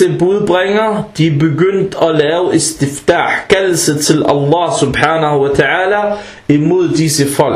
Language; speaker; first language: Danish; early bilingual, other home language; Arabic